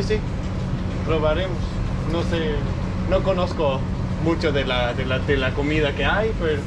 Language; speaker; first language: Spanish; non-native, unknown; Danish